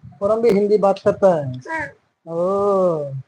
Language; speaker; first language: Hindi; non-native, local second language; Bangla